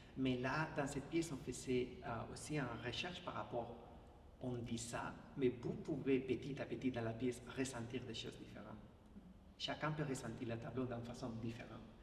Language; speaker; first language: French; non-native, fluent; Spanish